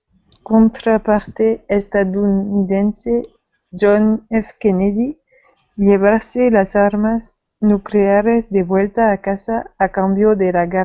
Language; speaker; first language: Spanish; non-native, learner; French